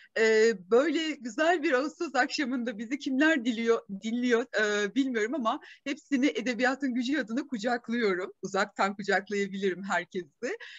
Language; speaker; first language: Turkish; native; Turkish